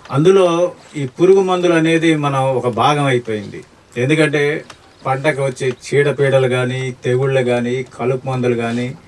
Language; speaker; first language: Telugu; native; Telugu